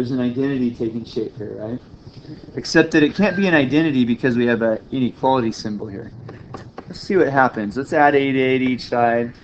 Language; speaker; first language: English; native; English